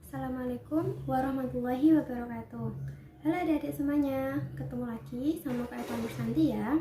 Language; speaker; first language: Indonesian; native; Indonesian